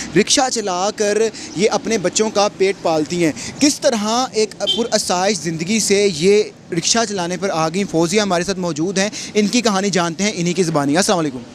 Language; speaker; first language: Urdu; native; Urdu